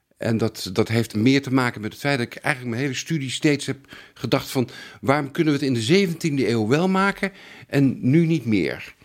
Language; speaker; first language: Dutch; native; Dutch